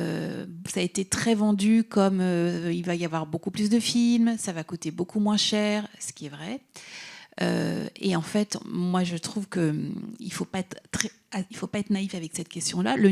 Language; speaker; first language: French; native; French